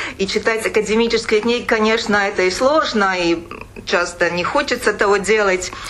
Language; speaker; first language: Russian; non-native, local second language; Latvian